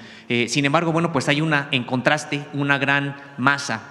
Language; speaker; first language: Spanish; native; Spanish